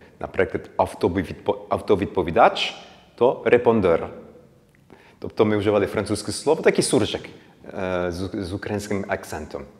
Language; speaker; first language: Ukrainian; early bilingual, heritage; Ukrainian